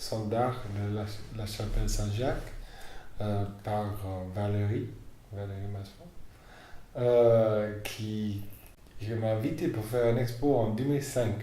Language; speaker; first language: French; non-native, fluent; English